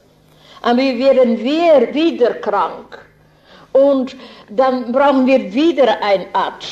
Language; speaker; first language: German; non-native, fluent; Dutch